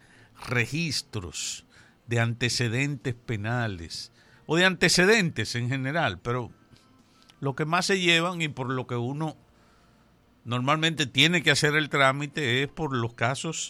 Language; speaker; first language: Spanish; native; Spanish